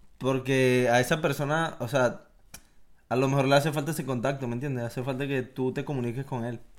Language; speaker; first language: Spanish; native; Spanish